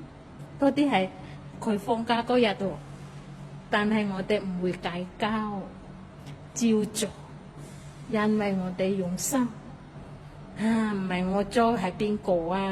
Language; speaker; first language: Cantonese; non-native, fluent; Indonesian